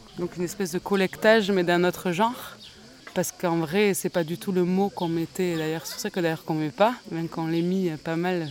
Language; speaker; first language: French; native; French